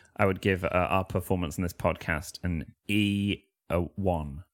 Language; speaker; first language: English; native; English